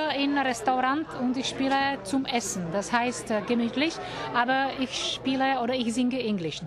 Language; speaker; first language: German; non-native, learner; Czech